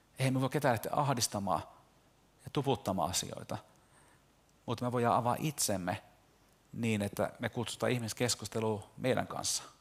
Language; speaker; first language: Finnish; early bilingual, heritage; Finnish